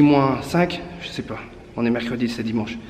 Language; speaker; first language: French; native; French